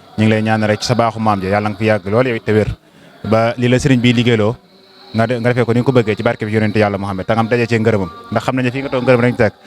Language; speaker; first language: Wolof; native; Wolof